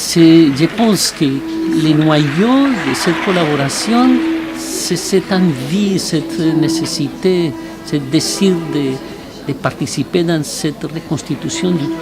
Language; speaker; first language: French; non-native, fluent; Spanish